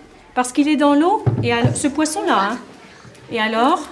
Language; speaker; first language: French; native; French